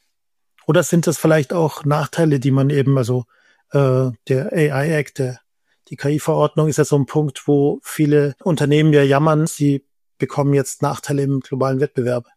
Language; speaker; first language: German; native; German